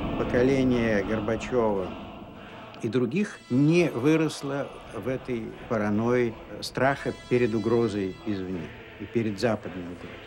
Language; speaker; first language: Russian; native; Russian